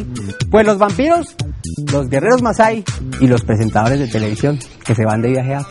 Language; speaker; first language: Spanish; native; Spanish